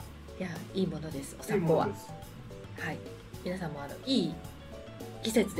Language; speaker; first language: Japanese; native; Japanese